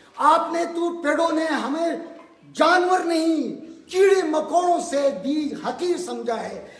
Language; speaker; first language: Urdu; non-native, local second language; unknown